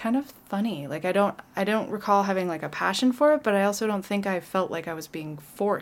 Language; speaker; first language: English; native; English